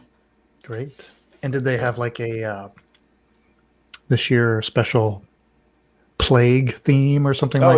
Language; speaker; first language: English; native; English